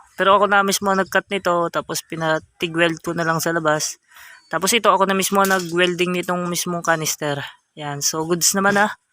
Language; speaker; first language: Filipino; native; Filipino